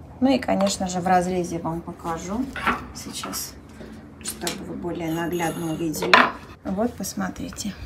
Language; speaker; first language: Russian; non-native, local second language; Armenian